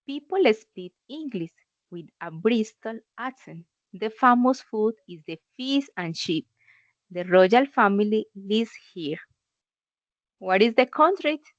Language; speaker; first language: English; non-native, learner; Spanish